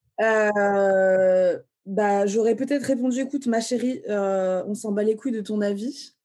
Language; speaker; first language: French; early bilingual, other home language; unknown